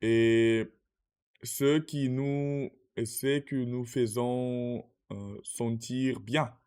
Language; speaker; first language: French; non-native, learner; Russian